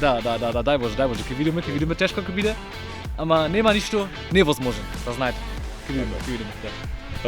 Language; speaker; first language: Macedonian; non-native, learner; German